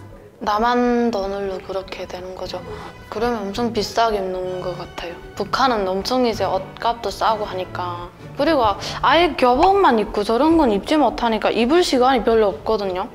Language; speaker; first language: Korean; native; Korean